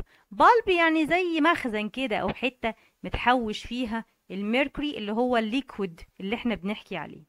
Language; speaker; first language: Arabic; native; Arabic